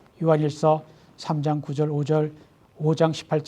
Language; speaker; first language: Korean; native; Korean